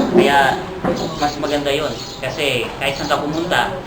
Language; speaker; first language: Filipino; non-native, local second language; Hiligaynon